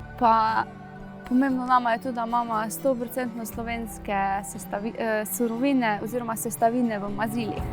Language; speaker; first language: Slovenian; native; Slovenian